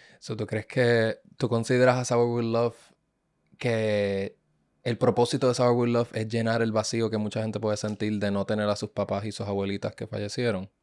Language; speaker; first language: Spanish; native; Spanish